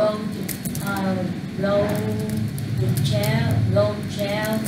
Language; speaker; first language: English; non-native, learner; Vietnamese